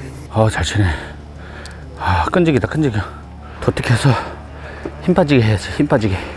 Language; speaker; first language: Korean; native; Korean